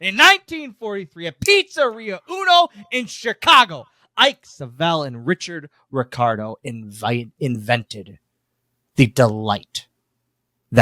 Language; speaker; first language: English; native; English